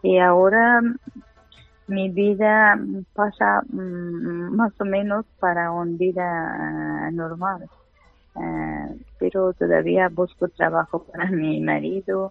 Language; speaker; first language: Spanish; non-native, learner; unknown